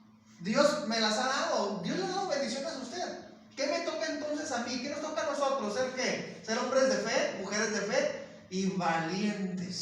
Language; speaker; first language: Spanish; native; Spanish